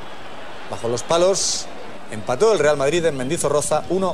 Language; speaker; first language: Spanish; native; Spanish